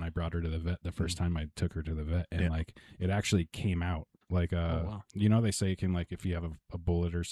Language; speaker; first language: English; native; English